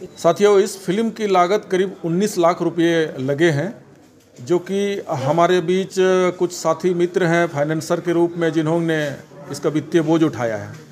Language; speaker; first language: Hindi; non-native, local second language; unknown